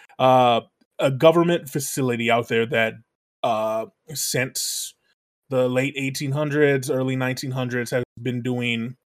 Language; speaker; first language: English; native; English